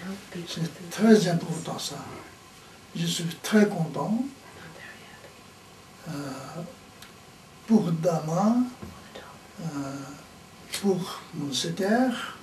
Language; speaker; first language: French; non-native, learner; Tibetan